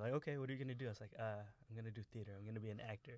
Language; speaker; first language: English; native; English